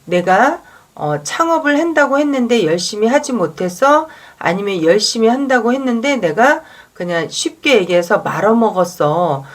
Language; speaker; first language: Korean; native; Korean